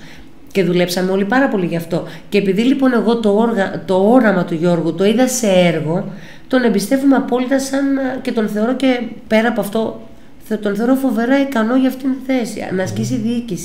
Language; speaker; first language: Greek; native; Greek